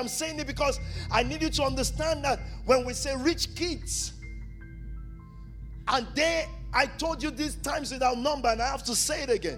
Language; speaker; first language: English; non-native, local second language; Yoruba